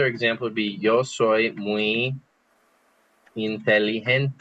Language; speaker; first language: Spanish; non-native, fluent; English